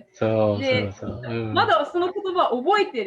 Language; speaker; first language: Japanese; non-native, fluent; English